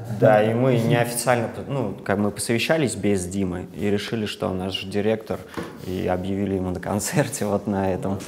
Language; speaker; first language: Russian; native; Russian